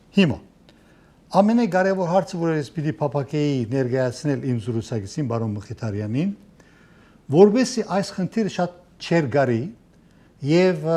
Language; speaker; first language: Armenian; early bilingual, heritage; Armenian